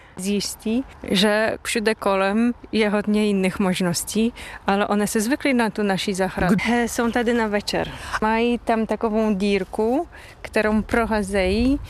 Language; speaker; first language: Czech; non-native, fluent; Polish